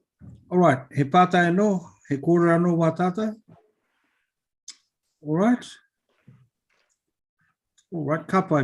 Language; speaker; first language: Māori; non-native, local second language; English